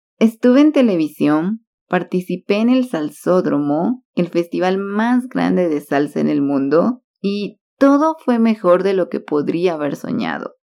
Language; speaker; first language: Spanish; native; Spanish